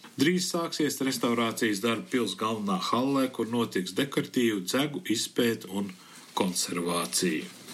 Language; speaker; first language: Latvian; early bilingual, heritage; Latvian